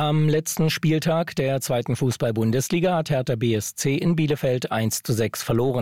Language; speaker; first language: German; native; German